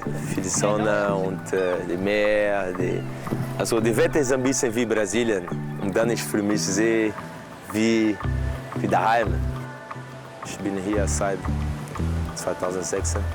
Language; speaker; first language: German; non-native, fluent; Portuguese